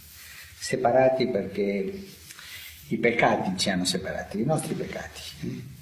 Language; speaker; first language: Italian; non-native, fluent; Spanish